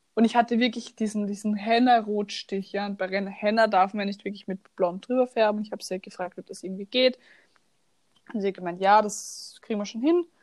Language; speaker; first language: German; native; German